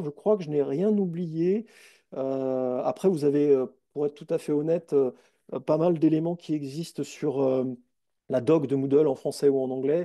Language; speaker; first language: French; native; French